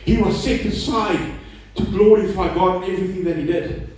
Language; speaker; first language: English; non-native, local second language; Afrikaans